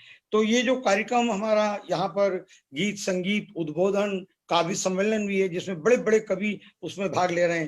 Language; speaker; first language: Hindi; native; Hindi